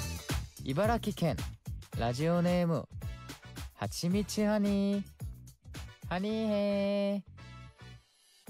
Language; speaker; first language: Japanese; non-native, learner; Korean